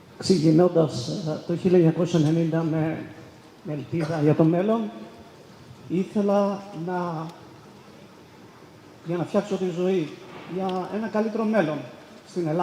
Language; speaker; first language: Greek; non-native, fluent; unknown